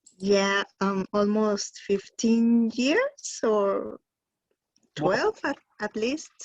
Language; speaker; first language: English; non-native, learner; Spanish